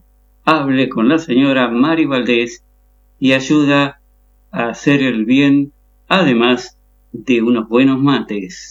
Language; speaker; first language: Spanish; native; Spanish